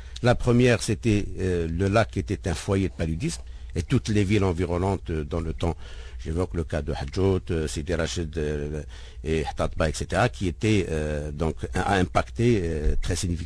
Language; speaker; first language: French; non-native, local second language; Arabic